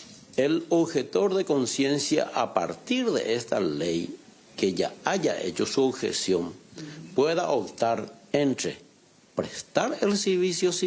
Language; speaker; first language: Spanish; native; Spanish